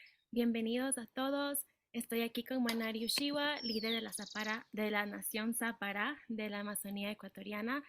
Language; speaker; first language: Spanish; non-native, fluent; English